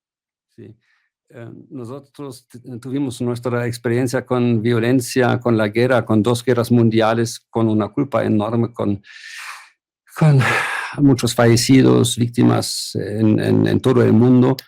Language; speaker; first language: Spanish; non-native, fluent; German